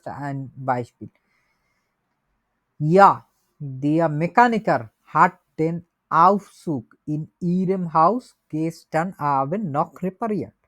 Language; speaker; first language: German; non-native, learner; Bangla